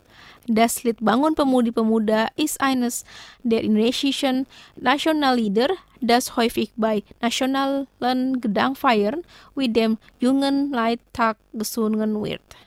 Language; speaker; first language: German; non-native, fluent; Indonesian